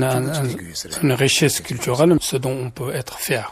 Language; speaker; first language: French; non-native, fluent; Tibetan